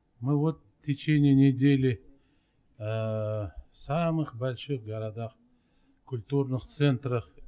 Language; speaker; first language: Russian; non-native, local second language; Uzbek